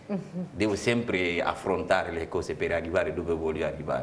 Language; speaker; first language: Italian; non-native, fluent; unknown